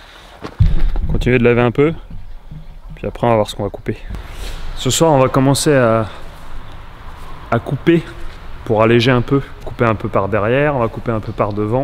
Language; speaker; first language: French; native; French